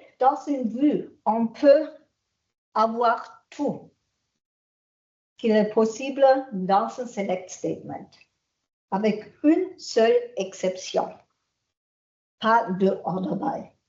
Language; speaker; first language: French; non-native, fluent; German